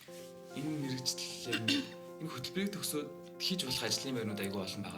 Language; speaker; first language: Mongolian; native; Mongolian